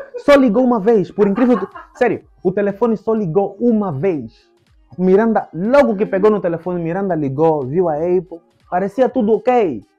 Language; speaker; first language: Portuguese; native; Portuguese